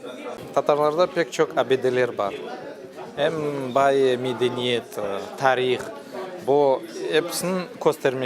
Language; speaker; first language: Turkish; non-native, learner; Tatar